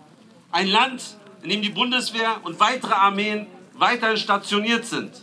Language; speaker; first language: German; native; German